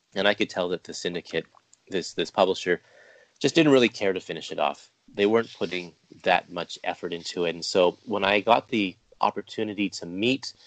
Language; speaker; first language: English; native; English